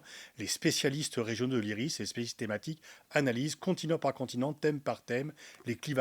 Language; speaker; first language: French; native; French